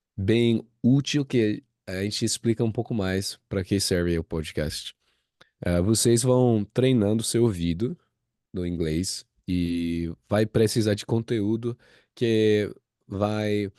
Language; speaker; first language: Portuguese; non-native, fluent; English